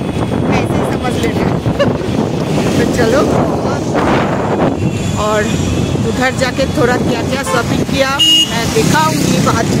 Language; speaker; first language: Hindi; non-native, local second language; Bangla